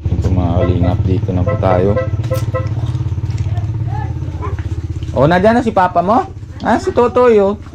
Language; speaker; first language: Filipino; non-native, learner; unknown